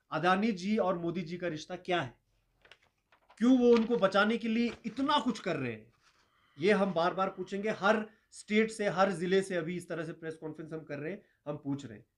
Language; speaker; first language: Hindi; non-native, local second language; Ladakhi